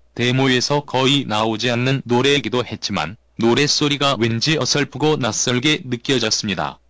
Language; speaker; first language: Korean; native; Korean